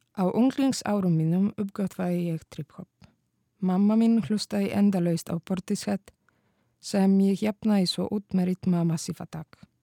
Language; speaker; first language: Icelandic; non-native, fluent; Polish